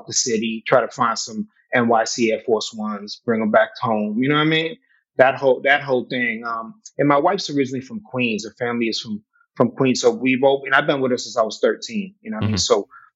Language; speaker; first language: English; native; English